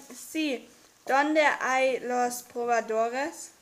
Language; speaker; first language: Spanish; non-native, learner; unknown